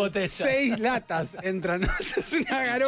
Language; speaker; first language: Spanish; native; Spanish